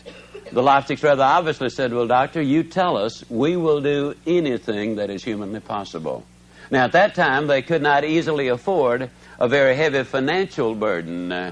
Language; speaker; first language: English; native; English